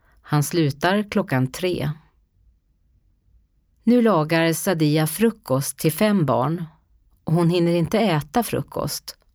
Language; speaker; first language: Swedish; native; Swedish